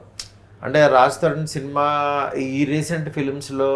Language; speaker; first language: Telugu; native; Telugu